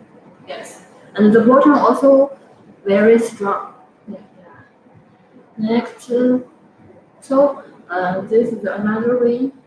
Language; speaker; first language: English; non-native, fluent; Chinese